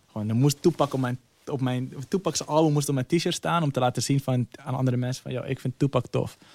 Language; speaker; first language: Dutch; early bilingual, other home language; Somali